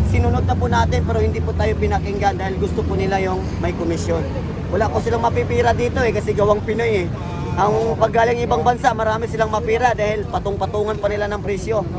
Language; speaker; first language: Filipino; native; Filipino